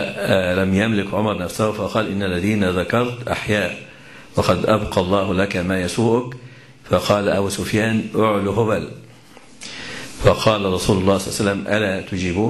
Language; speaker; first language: Arabic; native; Arabic